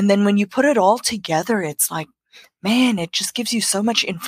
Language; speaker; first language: English; non-native, local second language; Afrikaans